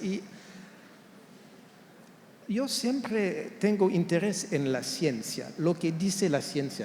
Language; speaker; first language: Spanish; non-native, fluent; French